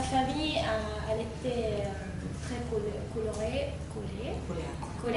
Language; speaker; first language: French; non-native, learner; Arabic